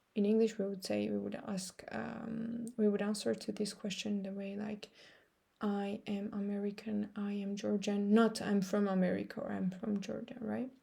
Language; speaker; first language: English; non-native, fluent; Georgian